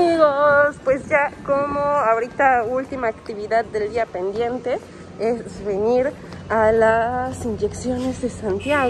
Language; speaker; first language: Spanish; native; Spanish